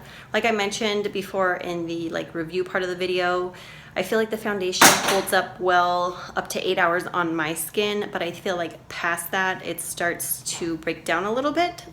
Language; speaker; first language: English; native; English